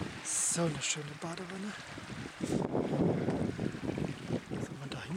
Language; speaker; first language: German; native; German